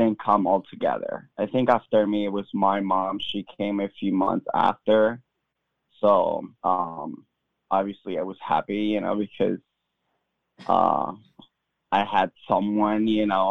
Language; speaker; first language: English; non-native, fluent; Spanish